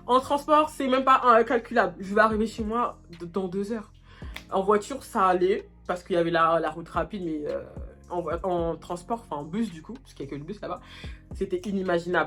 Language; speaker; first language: French; native; French